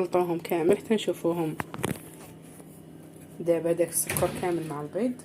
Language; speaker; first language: Arabic; native; Arabic